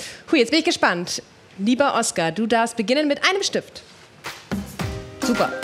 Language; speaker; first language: German; native; German